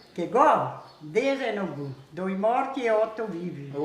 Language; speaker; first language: Italian; early bilingual, heritage; Italian